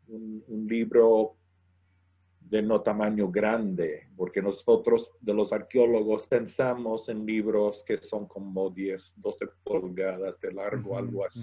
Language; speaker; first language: Spanish; non-native, fluent; English